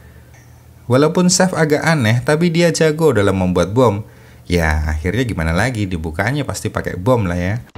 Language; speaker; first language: Indonesian; native; Indonesian